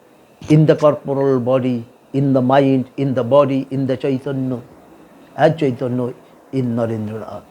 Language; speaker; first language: English; non-native, local second language; Bangla